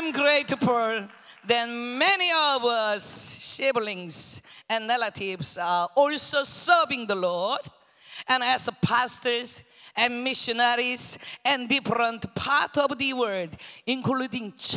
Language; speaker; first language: English; non-native, learner; Korean